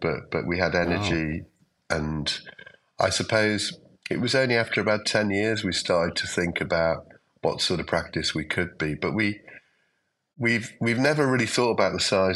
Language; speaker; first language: English; native; English